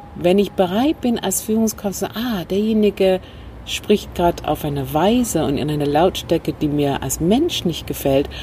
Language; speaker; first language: German; non-native, fluent; English